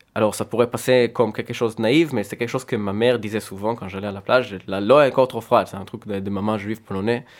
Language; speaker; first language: French; non-native, fluent; Hebrew